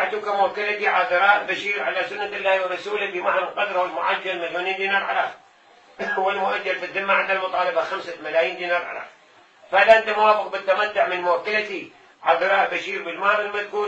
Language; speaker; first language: Arabic; native; Arabic